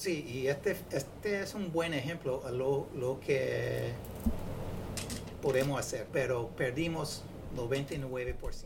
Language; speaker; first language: Spanish; non-native, fluent; English